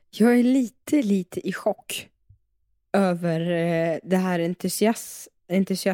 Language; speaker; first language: Swedish; native; Swedish